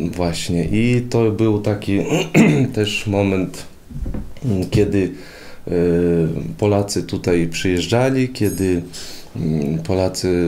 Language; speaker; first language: Polish; non-native, fluent; Russian